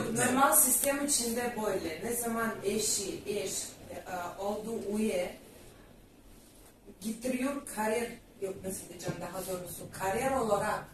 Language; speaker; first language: Turkish; non-native, learner; Turkmen